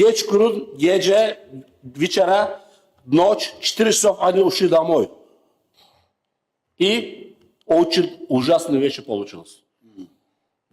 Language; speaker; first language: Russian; non-native, learner; Turkish